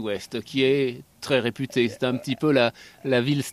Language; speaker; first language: French; native; French